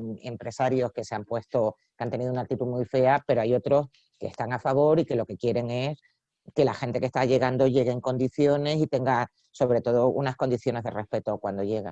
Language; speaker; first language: Spanish; native; Spanish